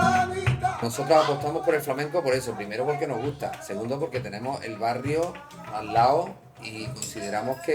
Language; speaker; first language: Spanish; native; Spanish